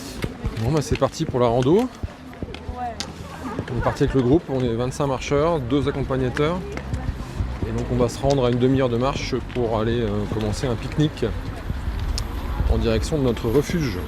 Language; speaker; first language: French; native; French